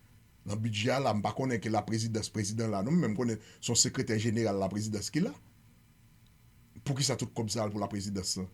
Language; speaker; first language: Haitian Creole; native; Haitian Creole